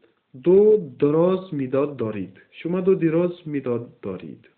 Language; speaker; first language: Persian; non-native, fluent; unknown